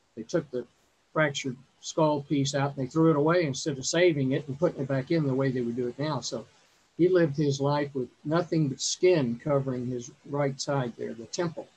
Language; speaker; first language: English; native; English